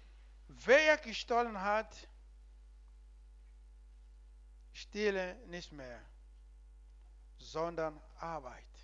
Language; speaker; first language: German; non-native, learner; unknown